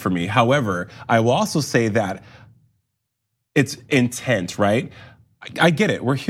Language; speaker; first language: English; native; English